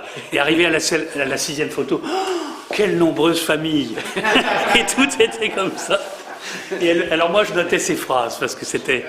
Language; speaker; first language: French; native; French